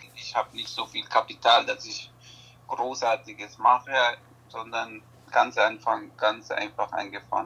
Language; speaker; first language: German; non-native, learner; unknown